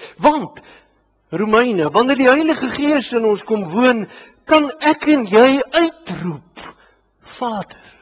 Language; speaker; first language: Afrikaans; native; Afrikaans